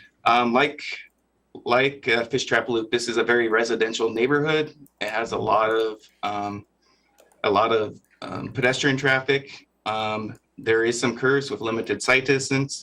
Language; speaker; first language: English; native; English